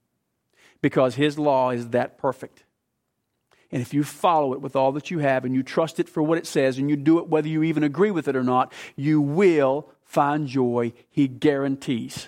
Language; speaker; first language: English; native; English